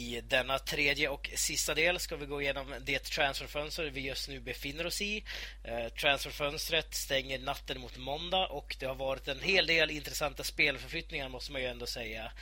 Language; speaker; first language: Swedish; native; Swedish